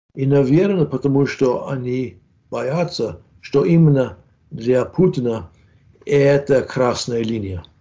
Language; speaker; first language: Russian; non-native, fluent; English